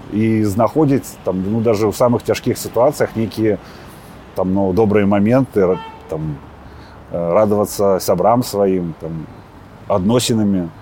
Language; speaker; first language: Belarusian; native; Belarusian